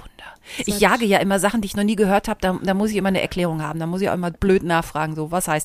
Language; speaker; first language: German; native; German